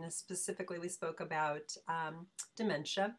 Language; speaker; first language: English; native; English